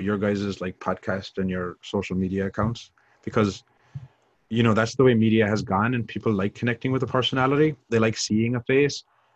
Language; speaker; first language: English; native; English